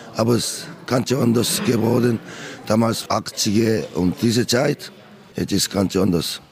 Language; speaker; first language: German; non-native, learner; Korean